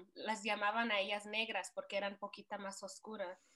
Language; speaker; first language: Spanish; early bilingual, heritage; Spanish